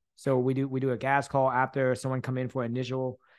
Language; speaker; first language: English; early bilingual, other home language; Thai